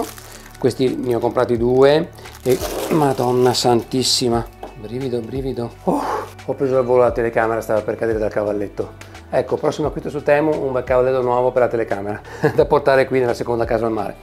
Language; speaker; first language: Italian; native; Italian